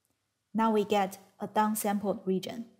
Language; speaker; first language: English; non-native, fluent; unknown